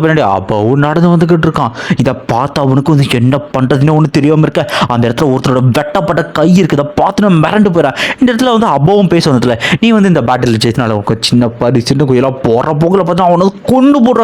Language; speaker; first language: Tamil; native; Tamil